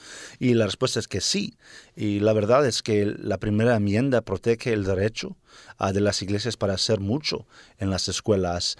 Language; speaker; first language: Spanish; early bilingual, heritage; Spanish